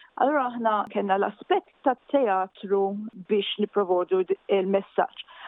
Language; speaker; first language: Maltese; native; Maltese